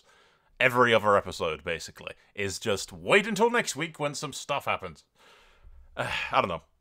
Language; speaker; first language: English; native; English